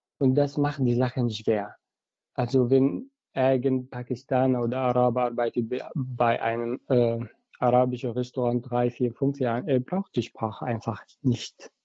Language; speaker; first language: German; non-native, fluent; Arabic